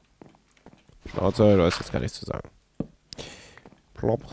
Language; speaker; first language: German; native; German